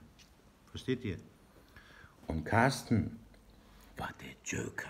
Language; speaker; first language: German; non-native, learner; Persian